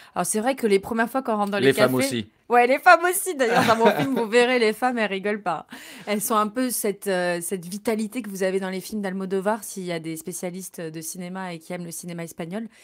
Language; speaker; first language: French; native; French